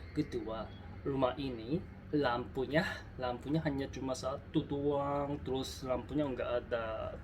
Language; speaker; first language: Indonesian; non-native, learner; Korean